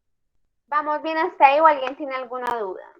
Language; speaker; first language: Spanish; native; Spanish